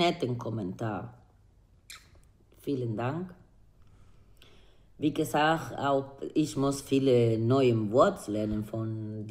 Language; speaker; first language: German; non-native, learner; Spanish